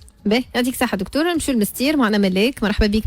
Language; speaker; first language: Arabic; native; Arabic